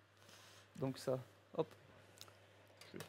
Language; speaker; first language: French; native; French